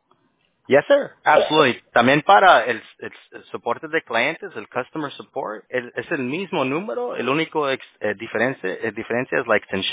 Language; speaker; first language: Spanish; early bilingual, heritage; Spanish